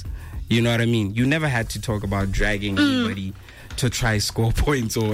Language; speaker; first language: English; non-native, local second language; Tswana